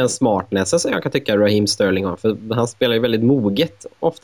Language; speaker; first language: Swedish; native; Swedish